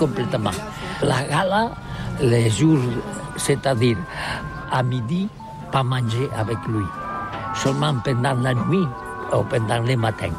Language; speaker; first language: French; non-native, learner; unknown